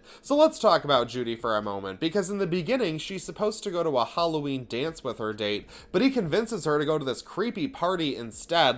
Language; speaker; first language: English; native; English